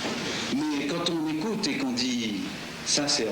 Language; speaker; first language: French; native; French